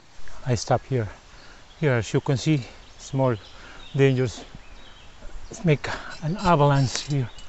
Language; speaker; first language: English; non-native, local second language; Filipino